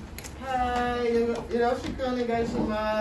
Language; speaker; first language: Japanese; non-native, learner; English